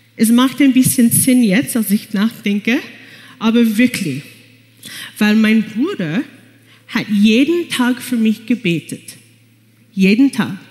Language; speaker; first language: German; non-native, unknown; English